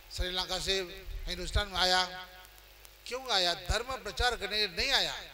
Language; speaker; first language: Hindi; non-native, fluent; Burmese